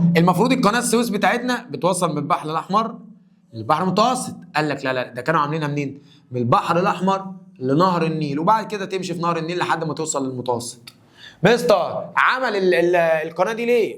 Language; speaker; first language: Arabic; native; Arabic